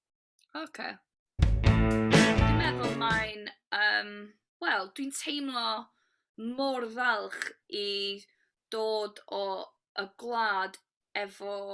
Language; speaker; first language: Welsh; non-native, local second language; English